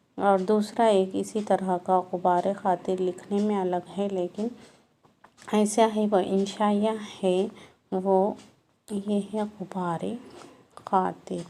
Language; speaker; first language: Urdu; native; Urdu